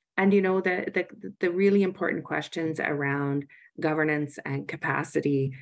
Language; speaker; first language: English; native; English